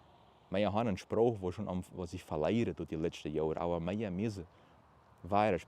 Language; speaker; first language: German; early bilingual, heritage; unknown